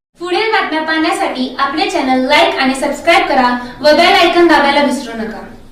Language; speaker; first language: Marathi; non-native, local second language; Kannada